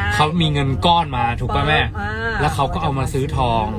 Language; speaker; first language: Thai; native; Thai